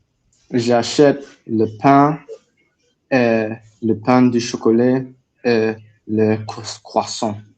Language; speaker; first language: French; non-native, learner; English